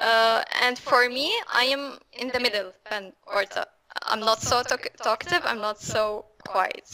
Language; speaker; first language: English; non-native, fluent; Arabic